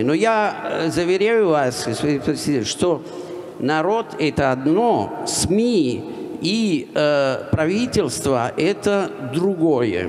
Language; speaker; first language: Russian; non-native, fluent; Italian